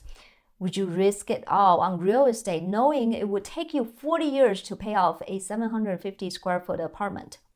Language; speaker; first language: English; non-native, fluent; Chinese